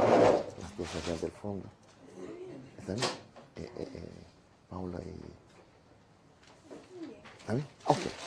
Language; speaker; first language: Spanish; non-native, fluent; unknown